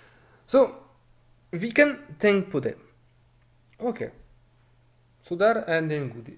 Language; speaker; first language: Norwegian; non-native, fluent; French